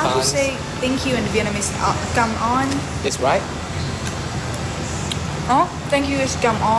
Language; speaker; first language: English; non-native, learner; Burmese